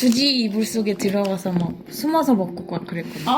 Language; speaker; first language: Korean; native; Korean